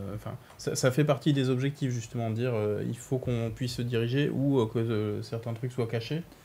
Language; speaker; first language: French; native; French